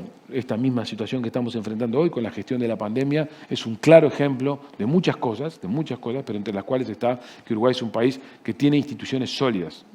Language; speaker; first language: Spanish; native; Spanish